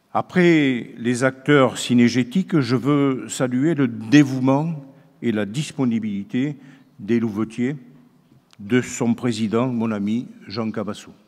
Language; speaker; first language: French; native; French